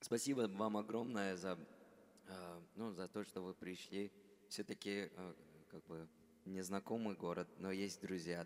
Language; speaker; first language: Russian; non-native, fluent; English